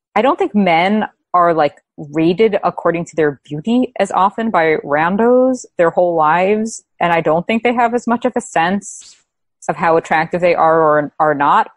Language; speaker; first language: English; native; English